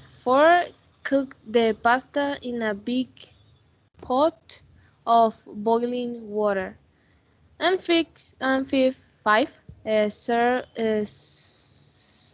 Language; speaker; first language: English; non-native, learner; Spanish